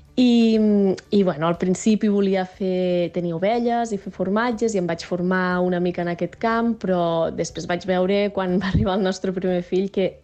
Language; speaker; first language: Catalan; native; Catalan